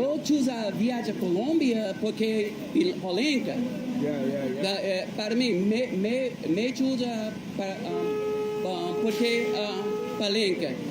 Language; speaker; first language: Portuguese; non-native, learner; English